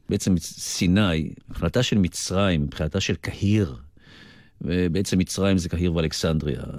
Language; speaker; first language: Hebrew; native; Hebrew